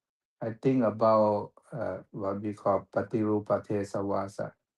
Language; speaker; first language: English; non-native, fluent; Thai